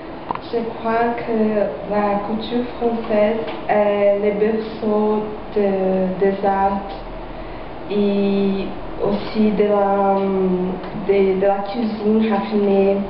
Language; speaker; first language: French; non-native, fluent; Portuguese